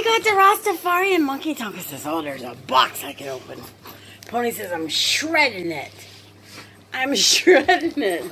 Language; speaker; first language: English; native; English